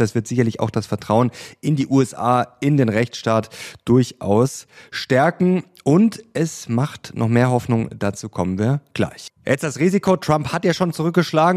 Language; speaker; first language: German; native; German